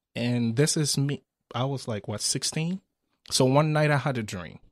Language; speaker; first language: English; non-native, local second language; Akan